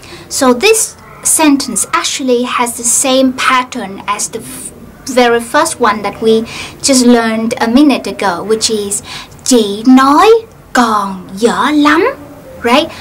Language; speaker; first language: English; non-native, fluent; Vietnamese